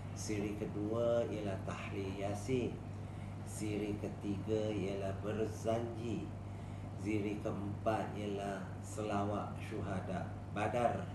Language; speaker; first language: Malay; non-native, local second language; Chinese